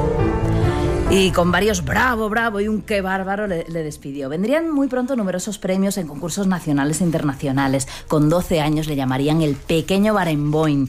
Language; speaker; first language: Spanish; native; Spanish